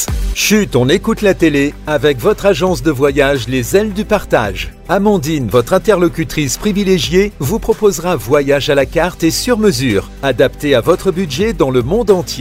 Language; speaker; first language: French; native; French